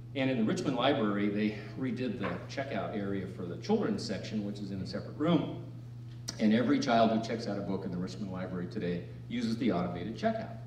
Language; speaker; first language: English; native; English